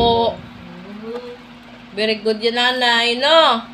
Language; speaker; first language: Filipino; non-native, local second language; Hiligaynon